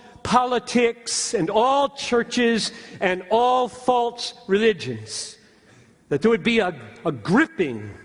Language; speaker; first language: English; native; English